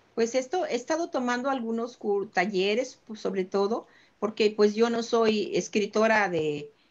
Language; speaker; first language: Spanish; native; Spanish